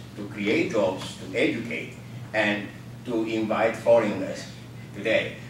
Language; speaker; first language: English; non-native, fluent; Norwegian